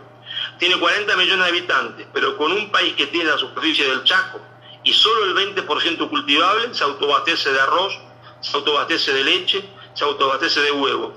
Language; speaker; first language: Spanish; native; Spanish